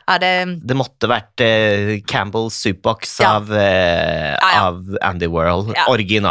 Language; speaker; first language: Norwegian; native; Norwegian